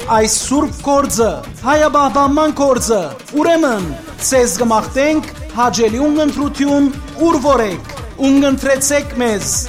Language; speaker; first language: Armenian; early bilingual, heritage; Armenian